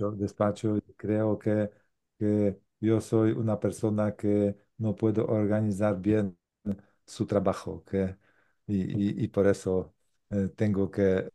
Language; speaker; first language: Spanish; non-native, learner; Polish